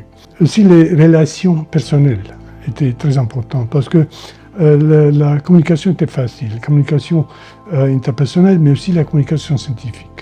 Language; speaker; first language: French; non-native, fluent; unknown